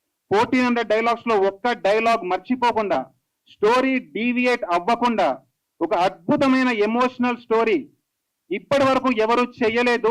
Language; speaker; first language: Telugu; native; Telugu